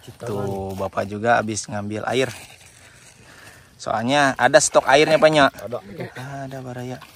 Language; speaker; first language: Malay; non-native, local second language; Sundanese